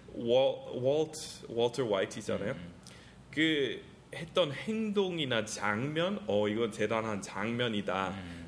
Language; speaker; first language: Korean; non-native, fluent; English